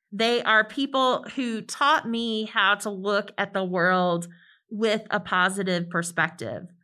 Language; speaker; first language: English; native; English